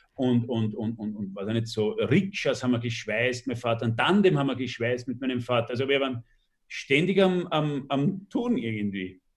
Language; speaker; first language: German; native; German